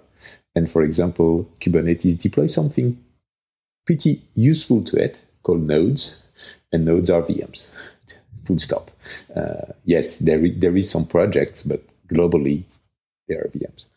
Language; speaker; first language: English; non-native, fluent; French